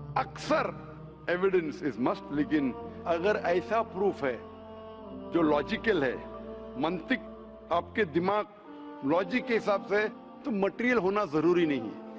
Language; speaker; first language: Hindi; non-native, local second language; Konkani